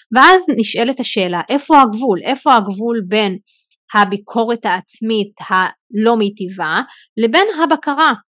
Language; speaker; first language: Hebrew; non-native, local second language; Arabic